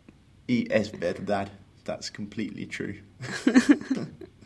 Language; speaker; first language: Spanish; non-native, fluent; English